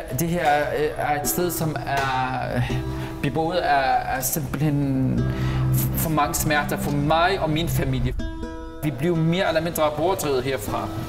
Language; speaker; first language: Danish; non-native, fluent; Arabic